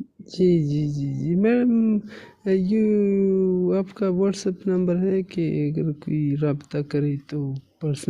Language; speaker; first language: Hindi; non-native, local second language; Pashto